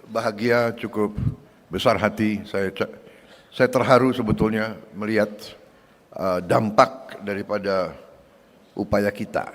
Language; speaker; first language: Indonesian; native; Indonesian